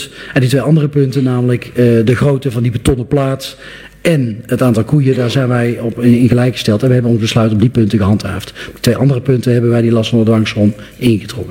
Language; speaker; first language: Dutch; native; Dutch